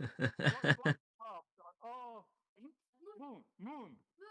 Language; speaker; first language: English; non-native, learner; Japanese